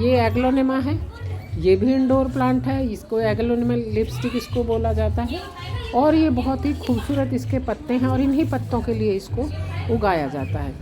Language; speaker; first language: Hindi; native; Hindi